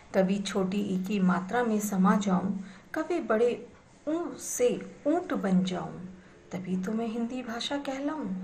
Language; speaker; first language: Hindi; native; Hindi